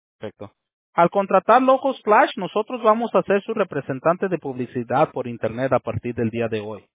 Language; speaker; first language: Spanish; early bilingual, heritage; Spanish